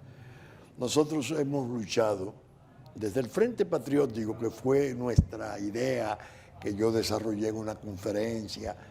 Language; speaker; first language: Spanish; native; Spanish